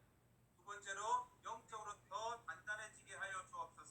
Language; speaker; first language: Korean; native; Korean